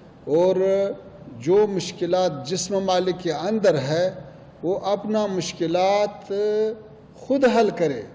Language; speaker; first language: Hindi; non-native, fluent; Pashto